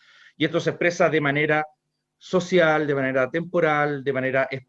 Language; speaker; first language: Spanish; native; Spanish